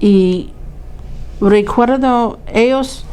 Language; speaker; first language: Spanish; early bilingual, heritage; Spanish